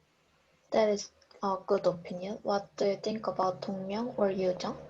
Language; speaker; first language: English; non-native, learner; Korean